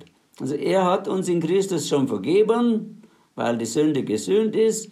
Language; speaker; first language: German; native; German